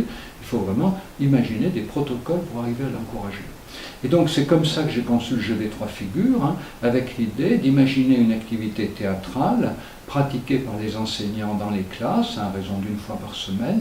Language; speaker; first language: French; native; French